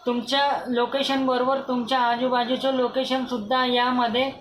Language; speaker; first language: Marathi; non-native, local second language; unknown